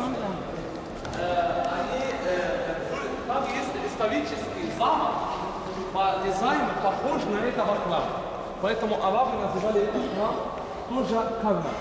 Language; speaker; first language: Russian; non-native, learner; Arabic